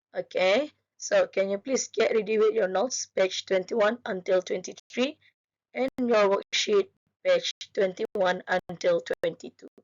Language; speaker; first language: English; non-native, local second language; Malay